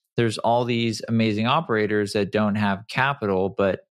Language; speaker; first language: English; native; English